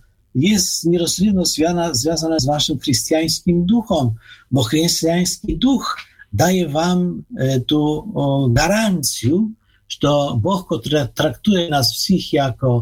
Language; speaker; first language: Polish; non-native, fluent; Ukrainian